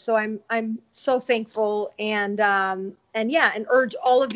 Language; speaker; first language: English; non-native, fluent; Spanish